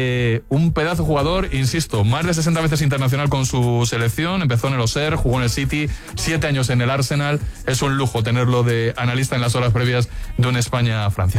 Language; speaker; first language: Spanish; native; Spanish